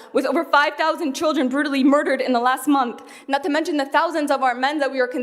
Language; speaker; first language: English; early bilingual, other home language; Arabic